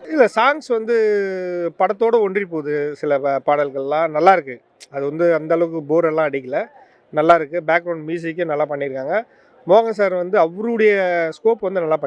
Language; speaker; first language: Tamil; native; Tamil